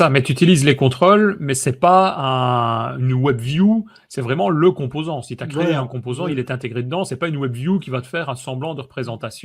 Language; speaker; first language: French; native; French